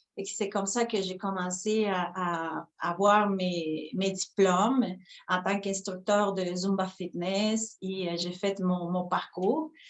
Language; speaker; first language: French; non-native, fluent; Spanish